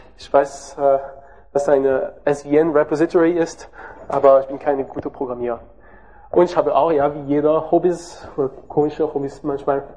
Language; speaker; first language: German; non-native, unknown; French